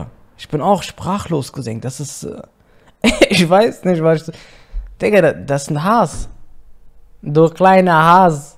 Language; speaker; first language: German; native; German